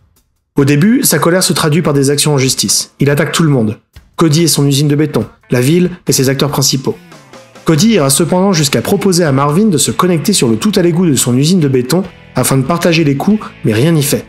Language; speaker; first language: French; native; French